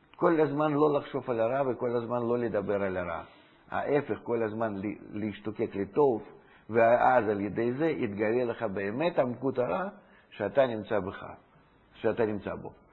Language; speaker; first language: Hebrew; non-native, fluent; Russian